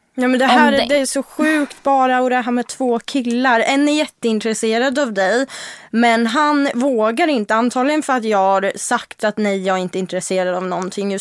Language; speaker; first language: Swedish; native; Swedish